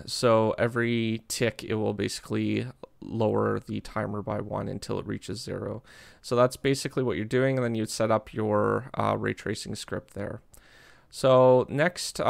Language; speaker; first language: English; native; English